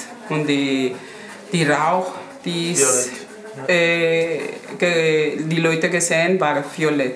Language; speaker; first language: German; non-native, learner; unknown